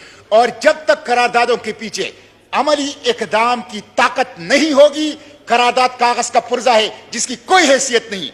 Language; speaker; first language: Urdu; non-native, local second language; Pashto